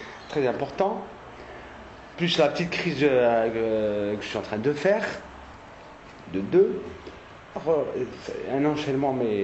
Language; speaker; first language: French; non-native, local second language; Kabyle